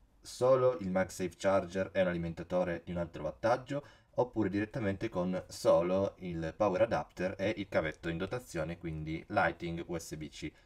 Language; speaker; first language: Italian; native; Italian